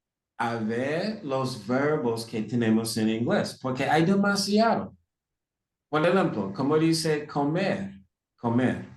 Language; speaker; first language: Spanish; non-native, fluent; English